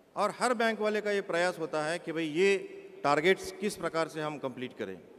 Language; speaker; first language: Hindi; non-native, local second language; Marathi